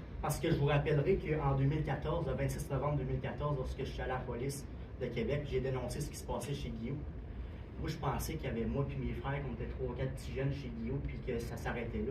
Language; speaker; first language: French; native; French